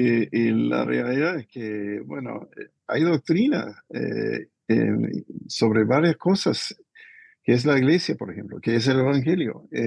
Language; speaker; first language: Spanish; non-native, fluent; English